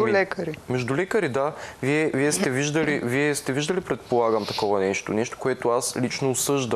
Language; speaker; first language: Bulgarian; native; Bulgarian